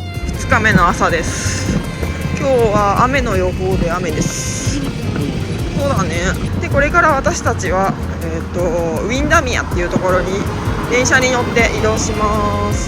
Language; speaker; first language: Japanese; native; Japanese